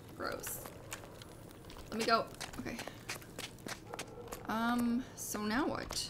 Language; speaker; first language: English; native; English